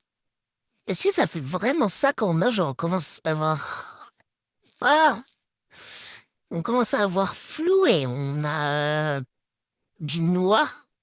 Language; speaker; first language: French; native; French